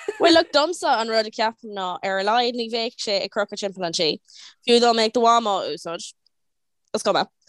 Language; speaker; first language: Irish; non-native, local second language; English